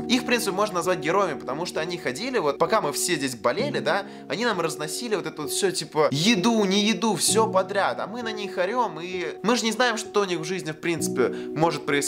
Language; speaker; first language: Russian; native; Russian